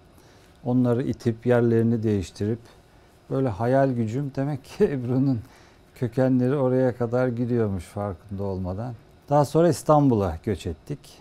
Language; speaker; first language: Turkish; native; Turkish